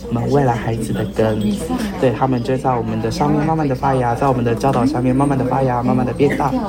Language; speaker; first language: Chinese; native; Chinese